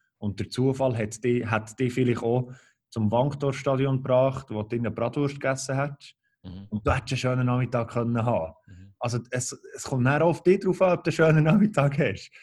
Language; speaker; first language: German; native; German